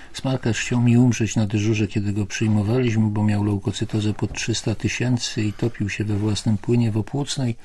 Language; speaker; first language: Polish; native; Polish